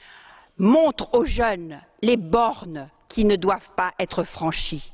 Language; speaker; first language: French; native; French